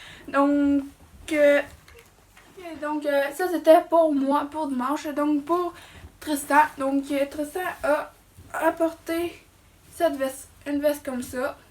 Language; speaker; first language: French; native; French